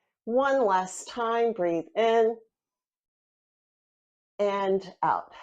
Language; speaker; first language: English; native; English